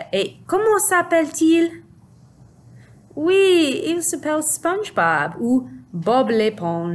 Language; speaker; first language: French; non-native, fluent; English